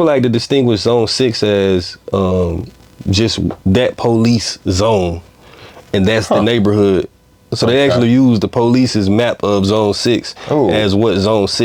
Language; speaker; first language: English; native; English